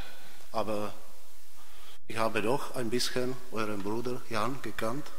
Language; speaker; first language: German; non-native, fluent; Polish